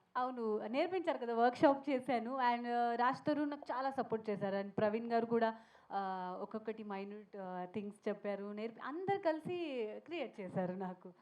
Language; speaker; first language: Telugu; non-native, learner; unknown